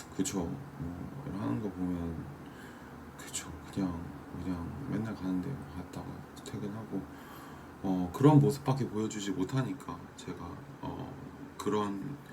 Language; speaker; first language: Korean; native; Korean